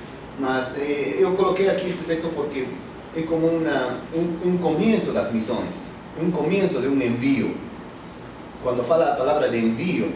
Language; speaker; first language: Portuguese; non-native, fluent; Spanish